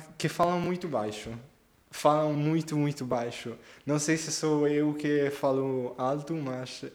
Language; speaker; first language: Portuguese; non-native, learner; Italian